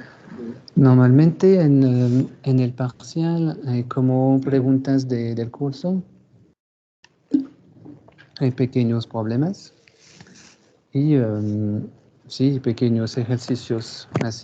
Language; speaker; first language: Spanish; non-native, fluent; French